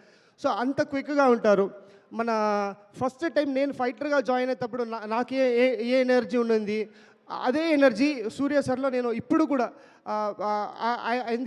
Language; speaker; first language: Telugu; non-native, learner; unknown